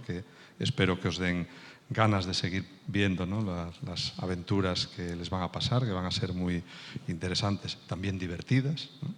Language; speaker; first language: Spanish; native; Spanish